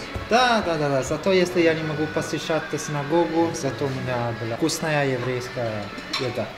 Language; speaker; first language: Russian; non-native, learner; Italian